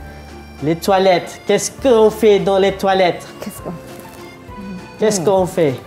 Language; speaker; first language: French; non-native, fluent; Malay